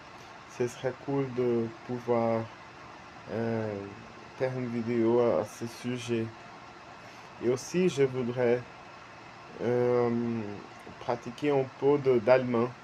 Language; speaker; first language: French; non-native, learner; Portuguese